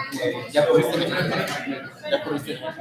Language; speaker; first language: Spanish; native; Spanish